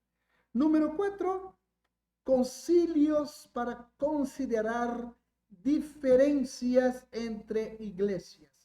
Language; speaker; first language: Spanish; non-native, fluent; Portuguese